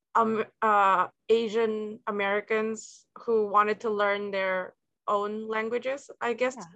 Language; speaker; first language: English; native; English